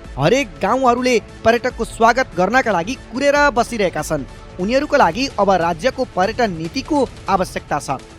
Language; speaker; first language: Nepali; native; Nepali